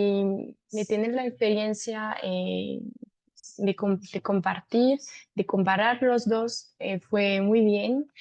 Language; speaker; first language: Spanish; non-native, fluent; French